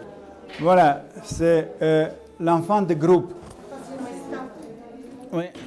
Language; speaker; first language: French; non-native, learner; Armenian